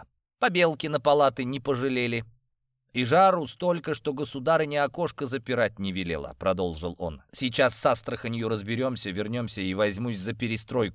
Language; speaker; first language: Russian; native; Russian